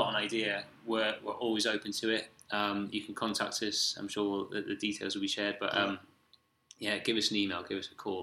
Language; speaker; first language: English; native; English